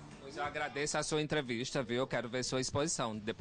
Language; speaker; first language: Portuguese; native; Portuguese